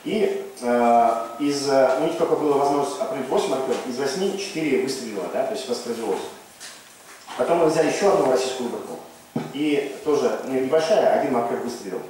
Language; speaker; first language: Russian; native; Russian